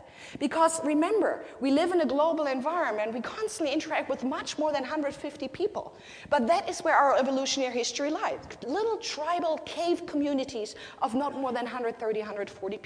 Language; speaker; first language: English; non-native, fluent; German